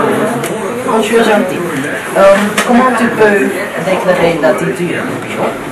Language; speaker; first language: French; non-native, learner; Dutch